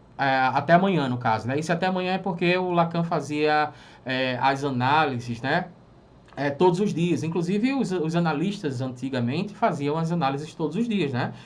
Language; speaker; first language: Portuguese; native; Portuguese